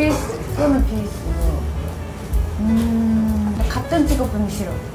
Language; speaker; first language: Korean; non-native, fluent; Japanese